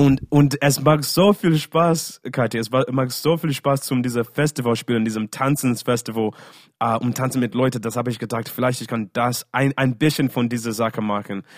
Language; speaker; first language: German; non-native, learner; English